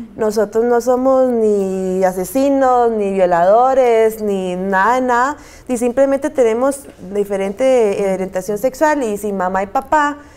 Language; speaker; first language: Spanish; native; Spanish